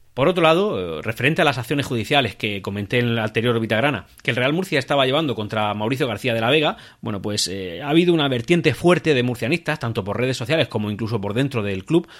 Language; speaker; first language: Spanish; native; Spanish